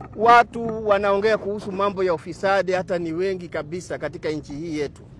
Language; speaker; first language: Swahili; non-native, local second language; Luo (Kenya and Tanzania)